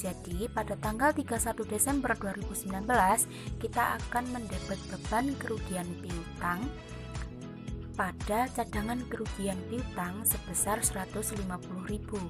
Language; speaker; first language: Indonesian; native; Indonesian